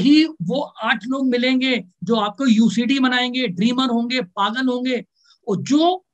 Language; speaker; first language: Hindi; native; Hindi